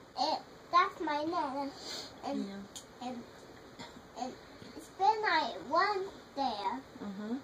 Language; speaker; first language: English; native; English